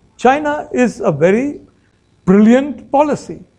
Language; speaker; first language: English; non-native, local second language; Malayalam